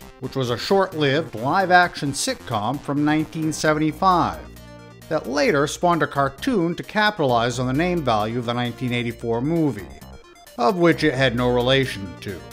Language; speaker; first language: English; native; English